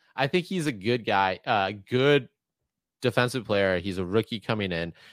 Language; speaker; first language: English; native; English